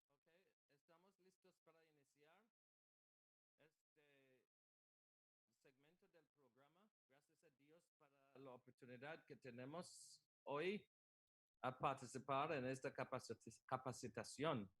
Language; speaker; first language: Spanish; non-native, learner; English